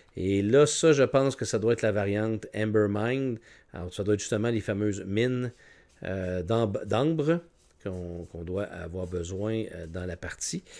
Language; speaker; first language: French; native; French